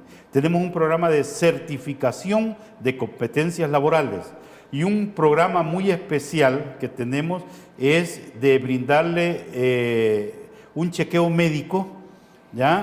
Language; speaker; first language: Spanish; native; Spanish